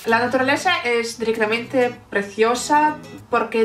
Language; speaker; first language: Spanish; non-native, fluent; Russian